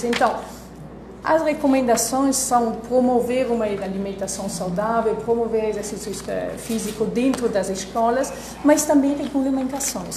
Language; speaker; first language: Portuguese; non-native, fluent; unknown